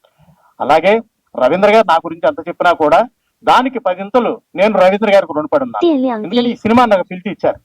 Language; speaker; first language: Telugu; native; Telugu